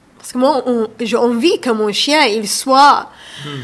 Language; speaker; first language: French; non-native, learner; Somali